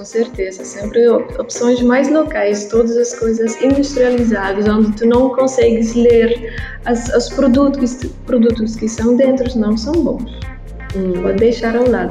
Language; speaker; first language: Portuguese; non-native, learner; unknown